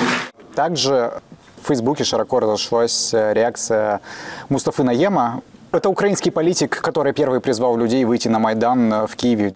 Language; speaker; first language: Russian; native; Russian